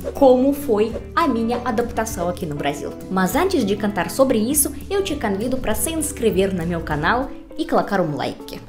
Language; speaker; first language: Portuguese; non-native, fluent; Russian